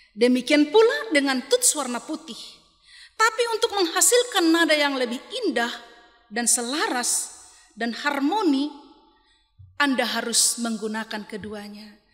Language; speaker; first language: Indonesian; non-native, local second language; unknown